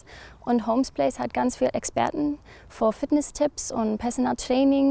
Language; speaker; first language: German; non-native, learner; English